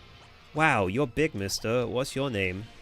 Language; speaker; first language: English; native; English